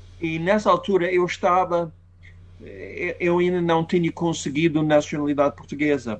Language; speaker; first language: Portuguese; non-native, fluent; English